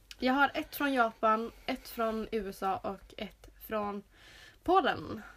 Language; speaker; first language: Swedish; native; Swedish